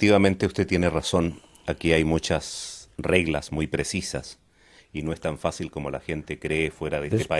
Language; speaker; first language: Spanish; native; Spanish